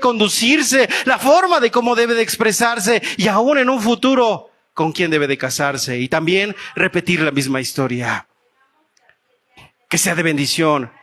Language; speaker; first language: Spanish; native; Spanish